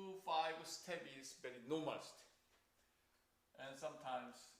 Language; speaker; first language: English; non-native, fluent; Korean